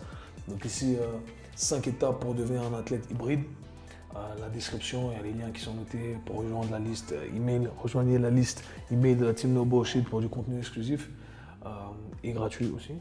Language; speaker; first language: French; native; French